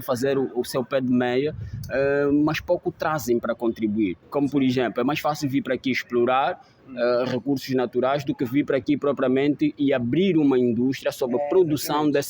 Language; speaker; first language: Portuguese; native; Portuguese